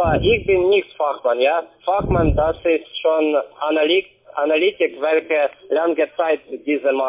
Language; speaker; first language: German; non-native, learner; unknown